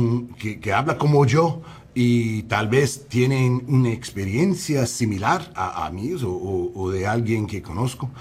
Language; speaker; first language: Spanish; non-native, learner; English